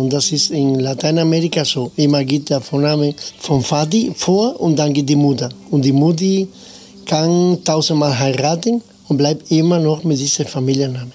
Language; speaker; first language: German; non-native, learner; Spanish